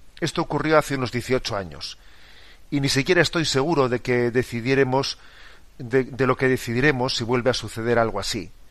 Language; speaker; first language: Spanish; native; Spanish